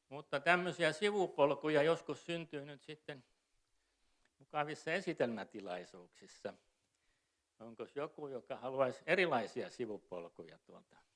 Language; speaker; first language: Finnish; native; Finnish